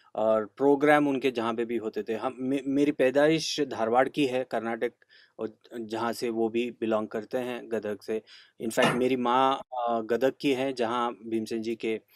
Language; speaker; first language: Hindi; non-native, local second language; Kannada